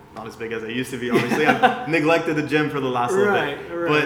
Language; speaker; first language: English; early bilingual, other home language; Persian